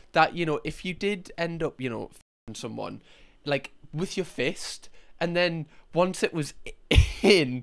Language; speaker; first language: English; native; English